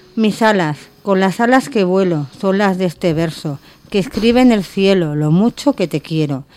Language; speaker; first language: Spanish; non-native, local second language; Catalan